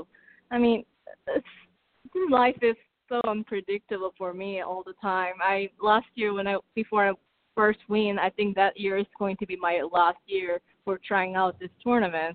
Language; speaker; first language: English; non-native, fluent; Korean